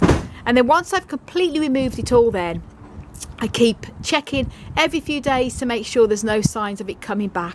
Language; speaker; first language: English; native; English